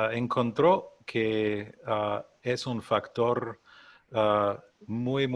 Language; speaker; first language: Spanish; non-native, learner; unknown